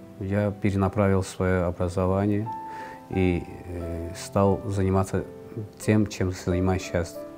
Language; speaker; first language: Russian; non-native, local second language; Azerbaijani